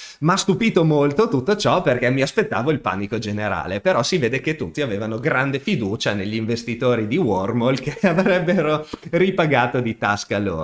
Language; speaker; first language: Italian; native; Italian